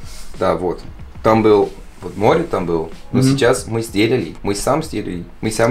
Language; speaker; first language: Russian; non-native, learner; Dutch